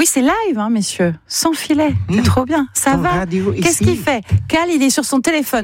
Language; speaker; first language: French; native; French